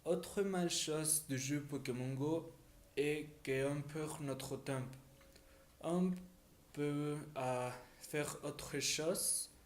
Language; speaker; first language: French; non-native, learner; Spanish